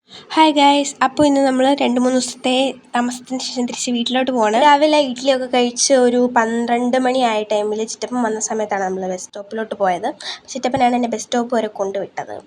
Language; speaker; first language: Malayalam; native; Malayalam